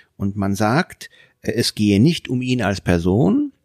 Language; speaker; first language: German; non-native, fluent; Hungarian